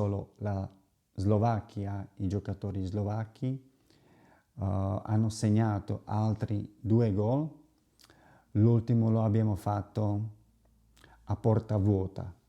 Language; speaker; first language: Italian; non-native, fluent; Slovak